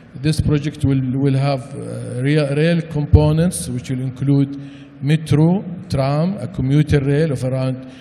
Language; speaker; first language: English; non-native, fluent; Arabic